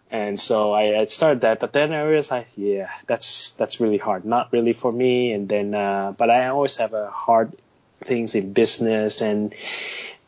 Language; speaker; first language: English; non-native, local second language; Cantonese